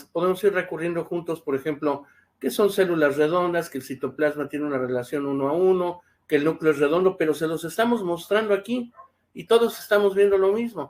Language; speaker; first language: Spanish; native; Spanish